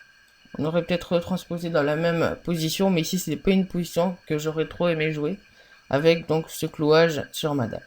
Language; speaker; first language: French; native; French